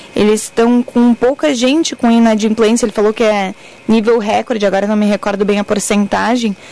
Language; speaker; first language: Portuguese; native; Portuguese